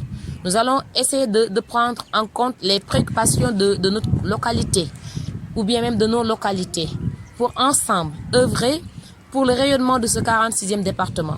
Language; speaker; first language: French; non-native, local second language; Wolof